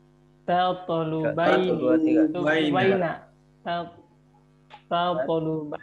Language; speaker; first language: Arabic; non-native, learner; Indonesian